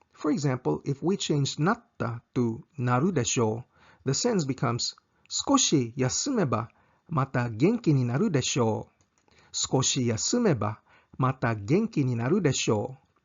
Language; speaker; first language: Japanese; non-native, fluent; English